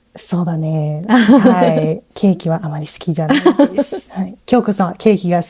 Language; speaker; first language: Japanese; non-native, learner; English